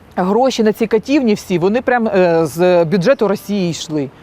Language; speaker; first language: Ukrainian; native; Ukrainian